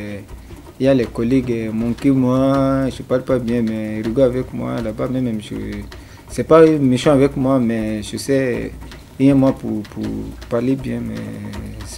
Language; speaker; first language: French; non-native, learner; English